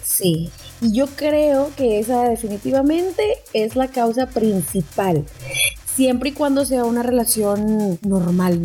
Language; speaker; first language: Spanish; native; Spanish